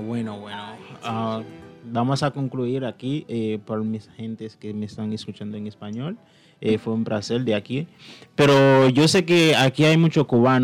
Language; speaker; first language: Spanish; non-native, fluent; Haitian Creole